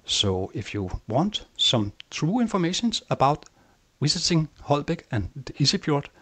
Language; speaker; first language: English; non-native, fluent; Danish